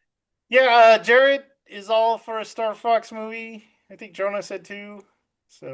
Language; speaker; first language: English; native; English